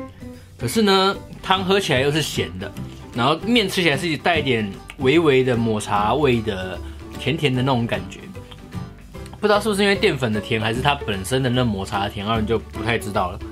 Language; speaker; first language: Chinese; native; Chinese